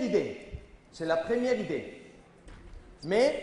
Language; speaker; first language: French; non-native, learner; Spanish